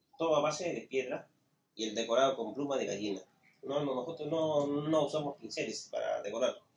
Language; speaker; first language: Spanish; native; Spanish